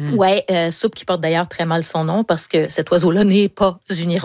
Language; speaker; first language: French; native; French